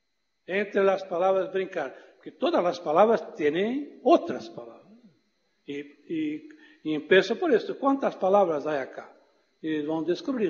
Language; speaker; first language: Portuguese; non-native, fluent; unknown